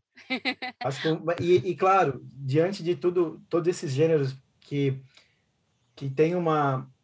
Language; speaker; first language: Portuguese; native; Portuguese